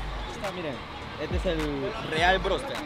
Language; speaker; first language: Spanish; native; Spanish